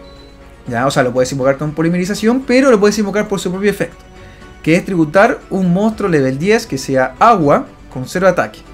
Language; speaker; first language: Spanish; native; Spanish